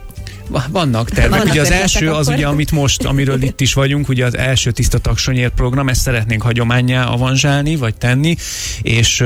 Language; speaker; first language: Hungarian; native; Hungarian